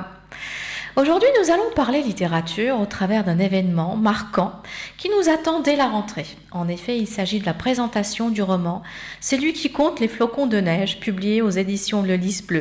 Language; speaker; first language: French; native; French